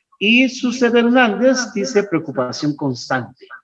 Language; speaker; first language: Spanish; native; Spanish